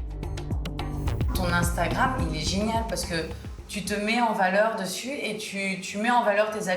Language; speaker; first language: French; native; French